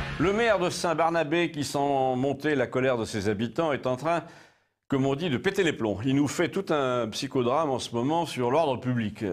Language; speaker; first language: French; native; French